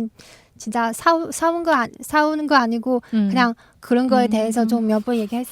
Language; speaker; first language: Korean; non-native, fluent; Chinese